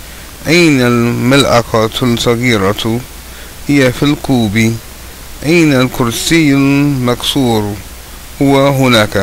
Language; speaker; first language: Arabic; non-native, fluent; English